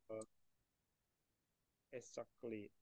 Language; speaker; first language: English; non-native, learner; Indonesian